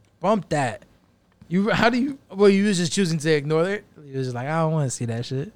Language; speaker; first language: English; native; English